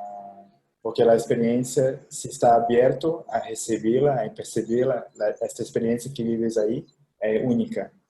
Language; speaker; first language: Spanish; non-native, fluent; Portuguese